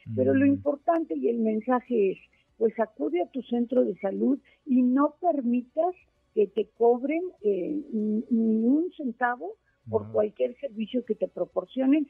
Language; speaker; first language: Spanish; native; Spanish